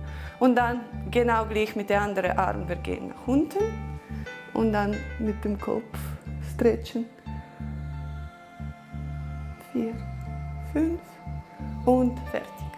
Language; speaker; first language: German; non-native, learner; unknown